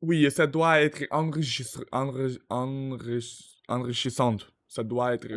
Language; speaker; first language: French; non-native, learner; Russian